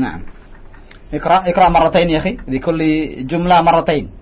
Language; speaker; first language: Arabic; non-native, fluent; Indonesian